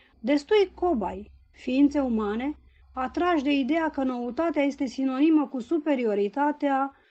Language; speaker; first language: Romanian; native; Romanian